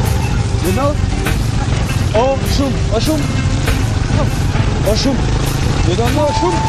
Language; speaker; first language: English; non-native, learner; French